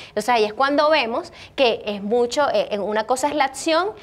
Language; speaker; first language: Spanish; native; Spanish